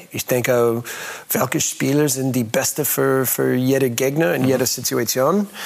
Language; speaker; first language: German; non-native, learner; English